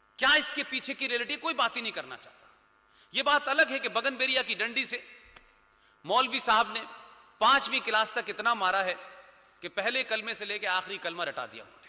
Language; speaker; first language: Hindi; native; Hindi